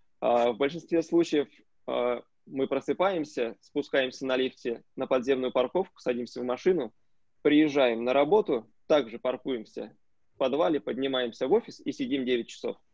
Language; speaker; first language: Russian; native; Russian